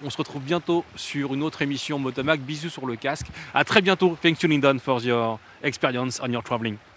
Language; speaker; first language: French; native; French